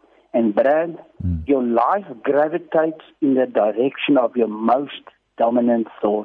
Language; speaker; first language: English; non-native, local second language; Afrikaans